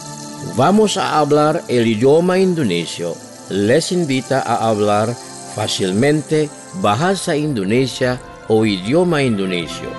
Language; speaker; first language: Spanish; non-native, fluent; Indonesian